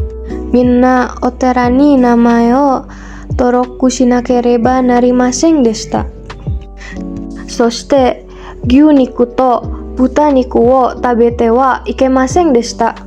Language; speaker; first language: Japanese; non-native, learner; Indonesian